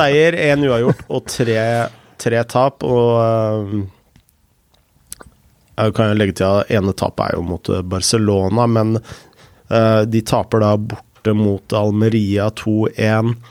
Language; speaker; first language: Norwegian; native; Norwegian